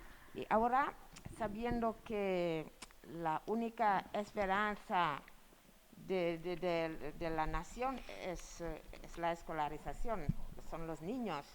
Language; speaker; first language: Spanish; non-native, fluent; Wolof